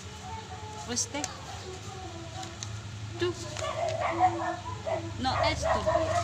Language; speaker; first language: Spanish; non-native, learner; Filipino